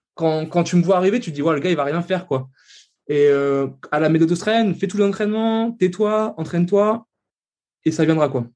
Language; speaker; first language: French; native; French